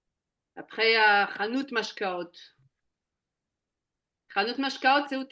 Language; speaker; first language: French; non-native, fluent; Hebrew